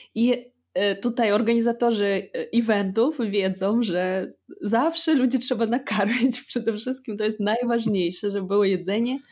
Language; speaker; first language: Polish; non-native, fluent; Russian